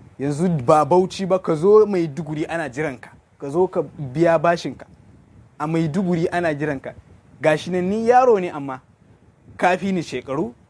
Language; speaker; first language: Hausa; non-native, local second language; Kanuri